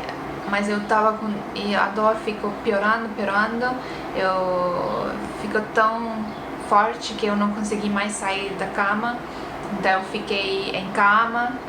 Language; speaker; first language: Portuguese; non-native, fluent; Estonian